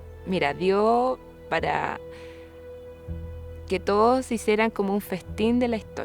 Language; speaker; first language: Spanish; native; Spanish